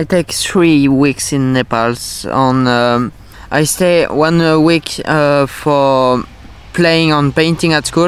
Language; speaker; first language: English; non-native, learner; French